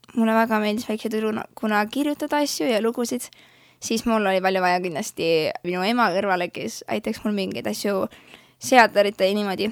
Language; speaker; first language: Estonian; native; Estonian